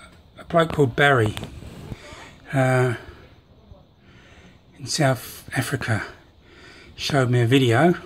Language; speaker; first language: English; native; English